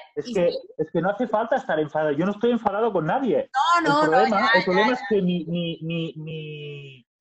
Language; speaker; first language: Spanish; non-native, local second language; Catalan